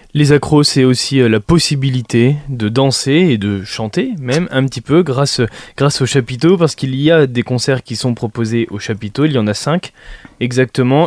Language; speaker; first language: French; native; French